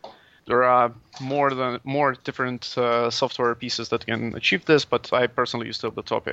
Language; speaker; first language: English; non-native, fluent; Latvian